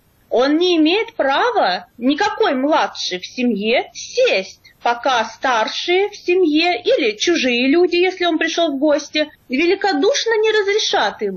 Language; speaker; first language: Russian; native; Russian